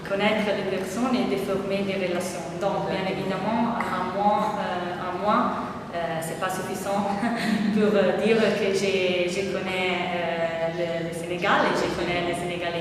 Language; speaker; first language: French; non-native, fluent; Italian